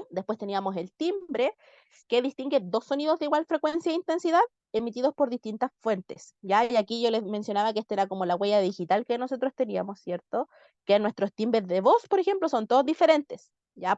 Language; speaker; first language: Spanish; native; Spanish